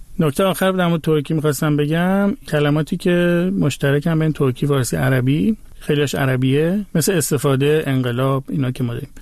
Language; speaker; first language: Persian; native; Persian